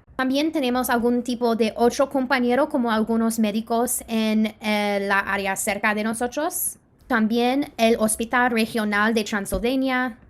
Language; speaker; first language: Spanish; non-native, fluent; English